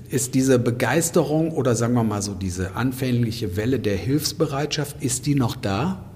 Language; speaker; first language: German; native; German